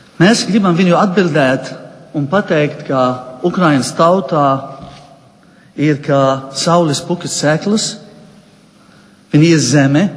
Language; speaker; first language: Latvian; non-native, fluent; Arabic